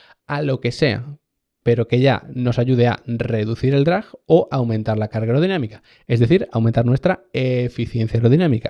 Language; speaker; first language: Spanish; native; Spanish